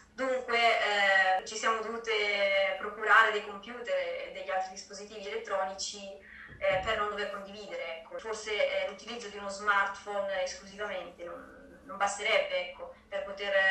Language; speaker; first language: Italian; native; Italian